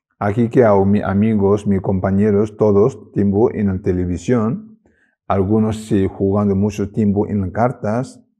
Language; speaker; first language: Spanish; non-native, learner; Tibetan